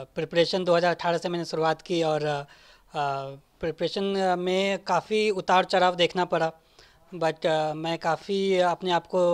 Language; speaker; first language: Hindi; native; Hindi